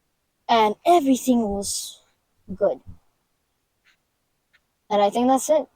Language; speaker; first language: English; native; English